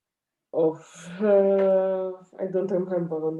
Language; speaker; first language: English; non-native, fluent; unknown